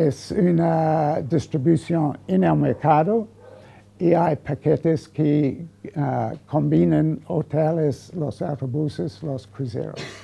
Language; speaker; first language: Spanish; non-native, fluent; English